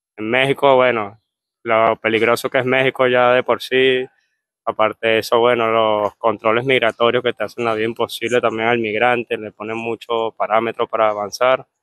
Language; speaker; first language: Spanish; native; Spanish